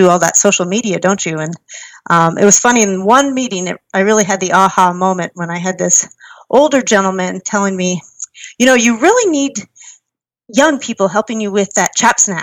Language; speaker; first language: English; native; English